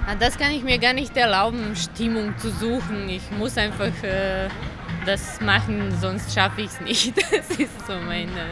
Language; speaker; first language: German; non-native, fluent; Serbian